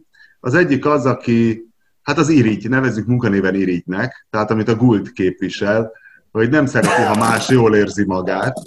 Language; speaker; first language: Hungarian; native; Hungarian